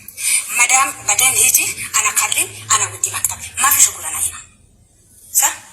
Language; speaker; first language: Arabic; non-native, learner; Bangla